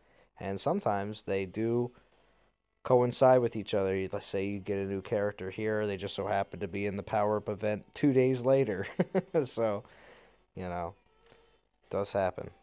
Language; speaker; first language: English; native; English